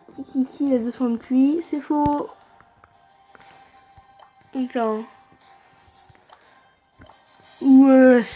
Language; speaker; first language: French; native; French